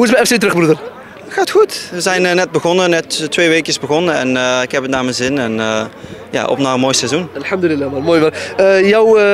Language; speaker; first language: Dutch; native; Dutch